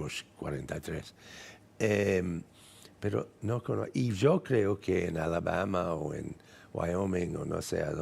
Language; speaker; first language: Spanish; non-native, fluent; English